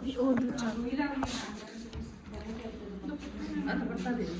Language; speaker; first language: Hindi; non-native, local second language; Punjabi